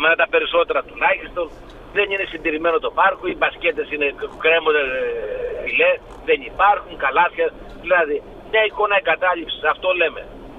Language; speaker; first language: Greek; native; Greek